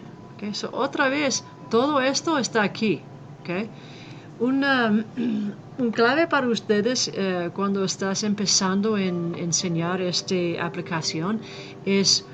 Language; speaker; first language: Spanish; non-native, fluent; English